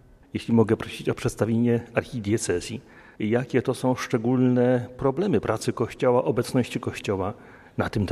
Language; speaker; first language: Polish; native; Polish